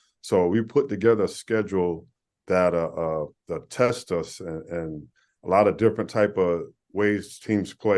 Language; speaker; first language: English; native; English